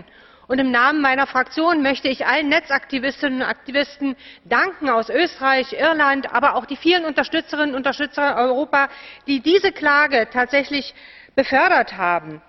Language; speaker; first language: German; native; German